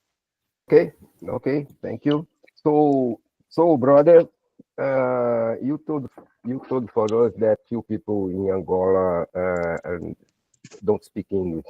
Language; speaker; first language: English; non-native, learner; Portuguese